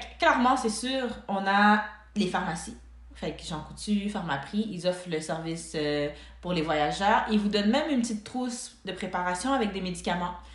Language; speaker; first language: French; early bilingual, other home language; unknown